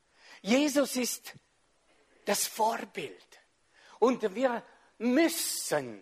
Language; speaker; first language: German; non-native, fluent; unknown